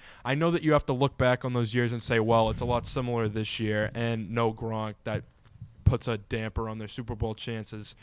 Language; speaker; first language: English; native; English